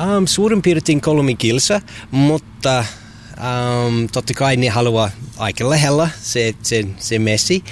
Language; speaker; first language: Finnish; non-native, learner; English